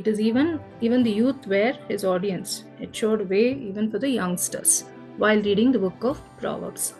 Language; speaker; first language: English; non-native, local second language; Tamil